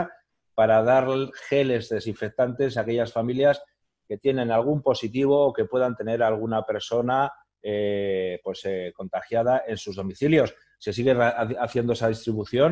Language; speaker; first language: Spanish; native; Spanish